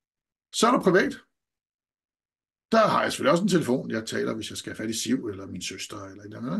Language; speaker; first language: Danish; native; Danish